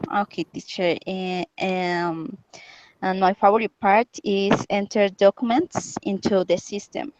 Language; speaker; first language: English; non-native, learner; Spanish